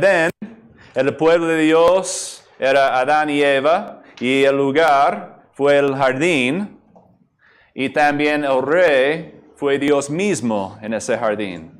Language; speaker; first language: Spanish; non-native, fluent; English